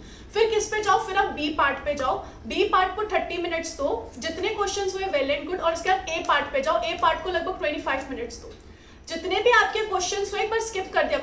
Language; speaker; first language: Hindi; native; Hindi